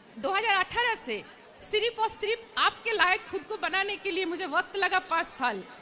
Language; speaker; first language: Hindi; non-native, local second language; Bangla